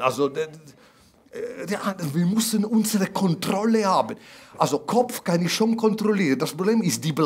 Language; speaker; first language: German; non-native, fluent; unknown